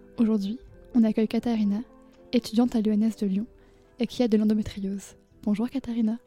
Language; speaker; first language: French; native; French